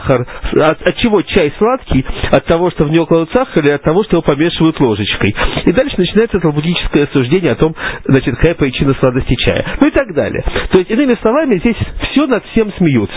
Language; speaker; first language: Russian; native; Russian